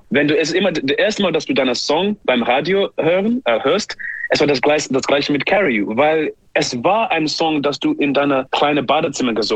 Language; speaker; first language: German; non-native, learner; English